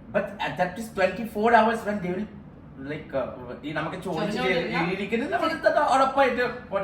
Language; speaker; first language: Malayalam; non-native, local second language; Assamese